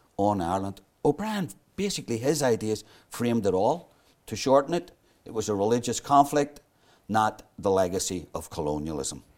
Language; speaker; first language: English; native; English